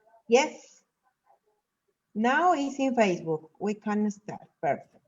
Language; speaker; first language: English; non-native, learner; Spanish